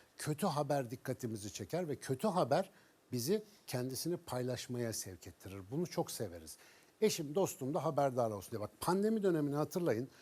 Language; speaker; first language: Turkish; native; Turkish